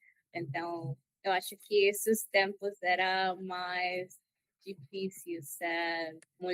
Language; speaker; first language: Portuguese; non-native, learner; Spanish